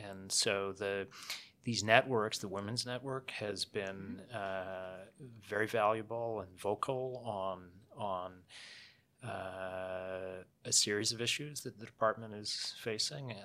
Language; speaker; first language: English; native; English